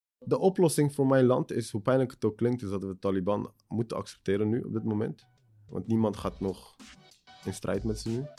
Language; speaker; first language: Dutch; early bilingual, other home language; Persian